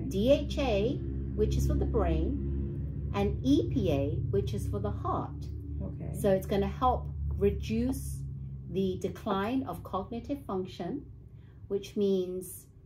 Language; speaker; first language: English; native; English